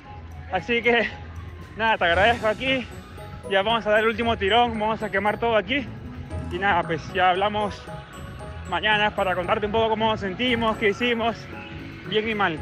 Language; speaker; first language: Spanish; native; Spanish